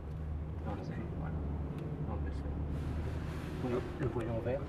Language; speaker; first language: French; native; French